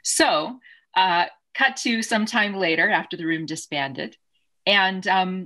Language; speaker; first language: English; native; English